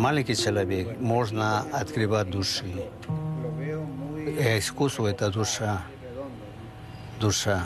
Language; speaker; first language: Russian; non-native, learner; Spanish